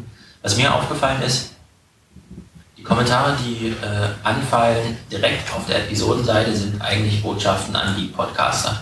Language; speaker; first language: German; native; German